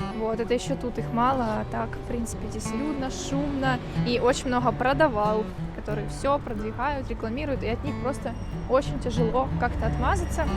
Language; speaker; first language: Russian; native; Russian